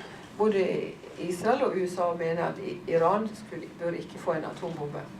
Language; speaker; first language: Norwegian; native; Norwegian